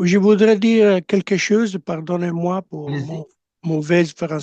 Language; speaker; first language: French; non-native, learner; Italian